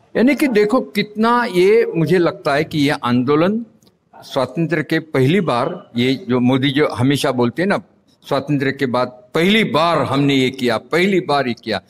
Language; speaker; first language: Hindi; non-native, local second language; Marathi